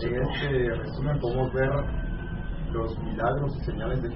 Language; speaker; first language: Spanish; native; Spanish